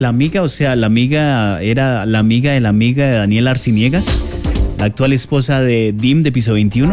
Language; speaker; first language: Spanish; native; Spanish